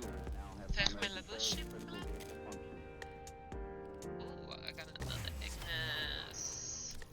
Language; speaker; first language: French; non-native, learner; English